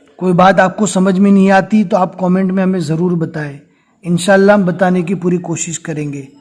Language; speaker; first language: Hindi; native; Hindi